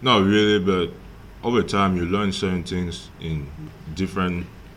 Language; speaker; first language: English; non-native, local second language; French